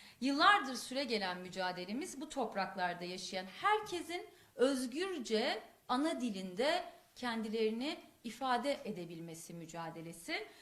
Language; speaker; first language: Turkish; non-native, local second language; Kurdish